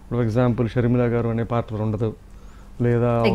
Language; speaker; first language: Telugu; native; Telugu